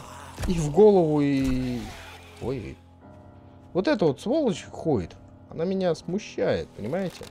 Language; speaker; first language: Russian; native; Russian